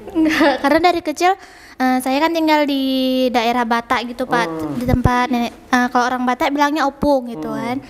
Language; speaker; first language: Indonesian; native; Indonesian